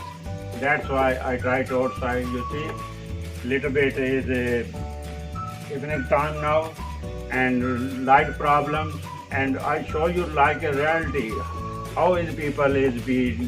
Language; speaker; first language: English; non-native, learner; Punjabi